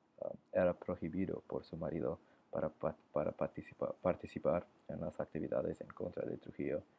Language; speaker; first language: Spanish; non-native, learner; English